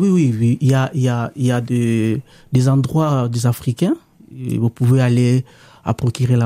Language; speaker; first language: French; non-native, local second language; Lingala